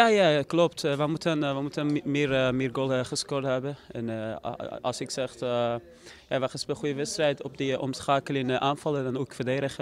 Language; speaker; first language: Dutch; non-native, learner; Persian